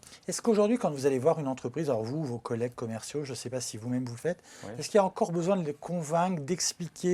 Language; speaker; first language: French; native; French